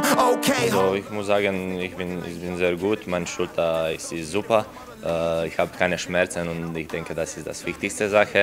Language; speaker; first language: German; non-native, learner; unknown